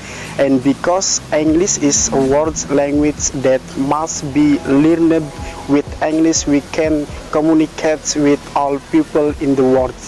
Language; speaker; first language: English; non-native, learner; Indonesian